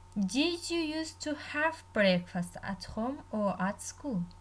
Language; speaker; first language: English; non-native, learner; Kazakh